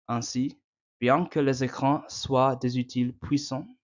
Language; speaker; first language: French; non-native, learner; English